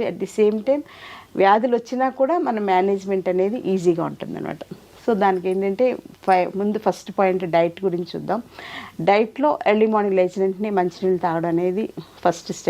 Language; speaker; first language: Telugu; native; Telugu